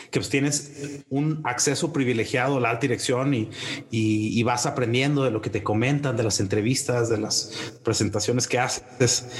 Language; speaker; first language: Spanish; native; Spanish